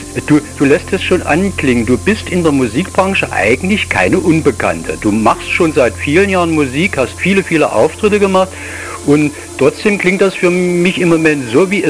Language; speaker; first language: German; native; German